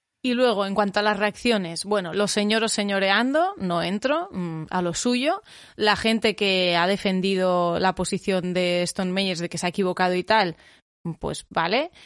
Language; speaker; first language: Spanish; native; Spanish